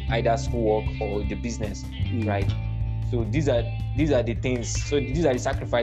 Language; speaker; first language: English; non-native, local second language; Igbo